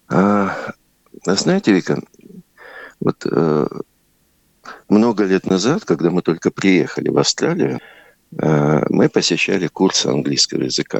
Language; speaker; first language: Russian; native; Russian